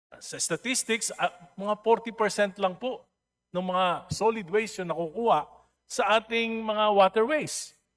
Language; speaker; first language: Filipino; native; Filipino